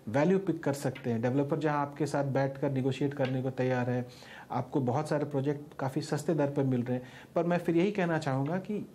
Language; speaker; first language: Hindi; native; Hindi